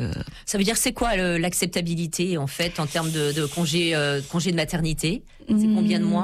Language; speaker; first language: French; native; French